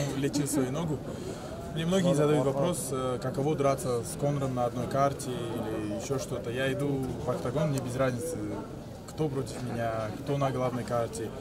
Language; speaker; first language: Russian; non-native, local second language; Uzbek